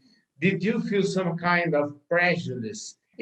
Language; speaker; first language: English; non-native, learner; Portuguese